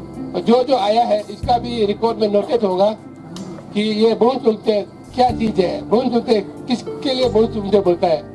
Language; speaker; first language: Hindi; non-native, local second language; Nyishi